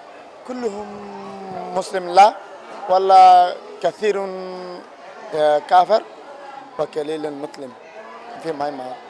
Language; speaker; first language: Arabic; non-native, learner; Rohingya